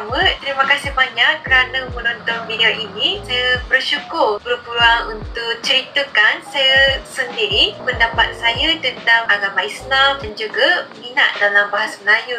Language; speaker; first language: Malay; non-native, fluent; Japanese